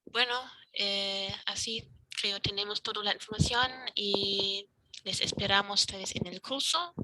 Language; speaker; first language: Spanish; non-native, fluent; German